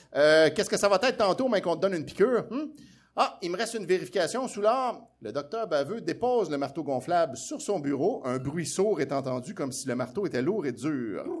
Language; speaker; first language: French; native; French